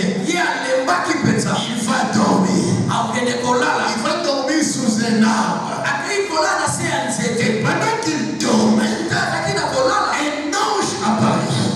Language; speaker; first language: French; non-native, local second language; Lingala